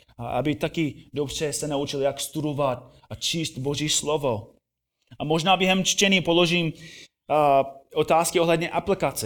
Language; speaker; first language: Czech; non-native, fluent; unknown